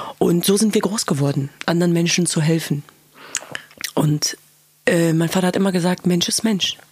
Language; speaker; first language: German; early bilingual, other home language; Kurdish